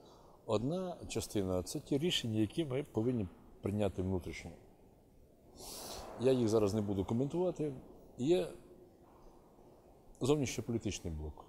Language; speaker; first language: Ukrainian; native; Ukrainian